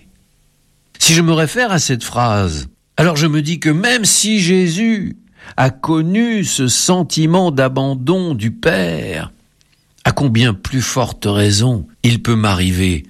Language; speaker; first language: French; native; French